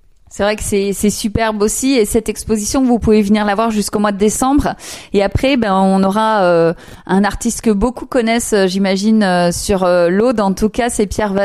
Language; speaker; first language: French; native; French